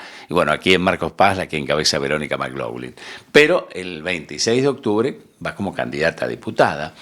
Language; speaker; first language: Spanish; native; Spanish